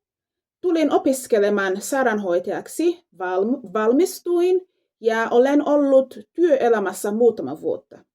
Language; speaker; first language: Finnish; non-native, fluent; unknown